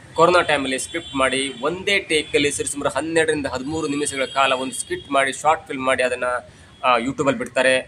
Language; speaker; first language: Kannada; native; Kannada